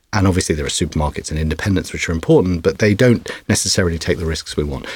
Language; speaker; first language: English; non-native, fluent; Dutch